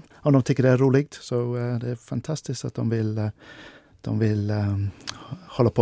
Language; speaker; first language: Swedish; non-native, fluent; English